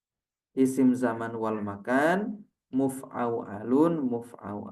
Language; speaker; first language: Arabic; non-native, fluent; Indonesian